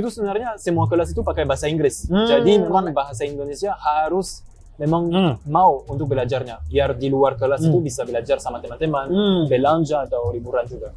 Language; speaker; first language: Indonesian; non-native, fluent; French